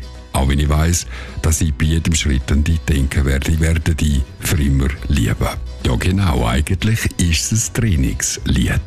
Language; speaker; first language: German; native; German